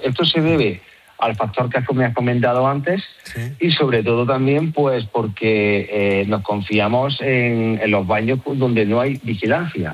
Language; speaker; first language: Spanish; native; Spanish